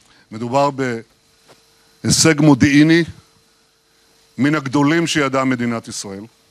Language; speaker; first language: Hebrew; early bilingual, heritage; Hebrew